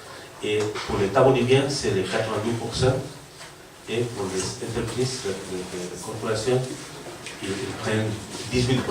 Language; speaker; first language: French; non-native, learner; Spanish